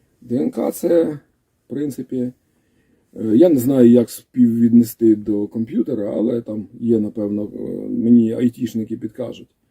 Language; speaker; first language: Ukrainian; native; Ukrainian